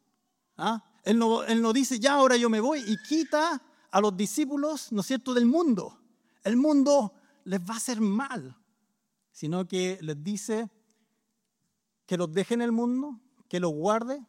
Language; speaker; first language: Spanish; native; Spanish